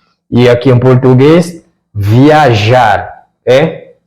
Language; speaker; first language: Portuguese; non-native, fluent; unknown